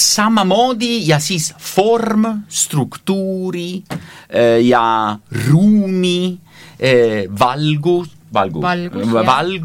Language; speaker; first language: Estonian; non-native, learner; Italian